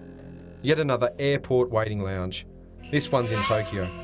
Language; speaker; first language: English; native; English